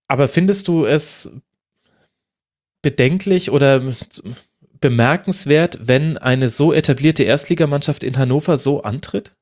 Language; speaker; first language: German; native; German